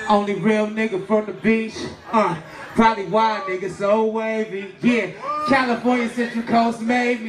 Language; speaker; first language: English; native; English